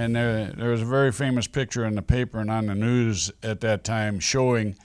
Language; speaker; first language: English; native; English